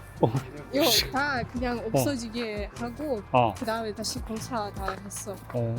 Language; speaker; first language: Korean; non-native, learner; Russian